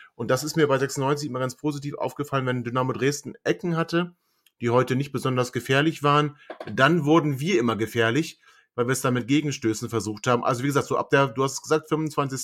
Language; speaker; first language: German; native; German